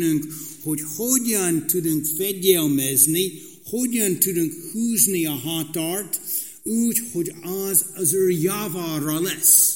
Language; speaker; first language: Hungarian; non-native, fluent; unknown